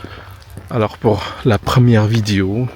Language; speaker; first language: French; non-native, fluent; Indonesian